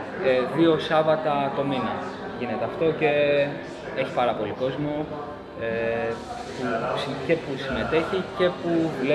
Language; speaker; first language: Greek; early bilingual, other home language; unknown